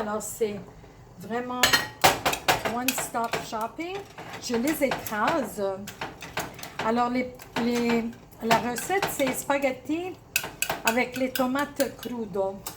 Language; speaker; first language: French; early bilingual, other home language; Italian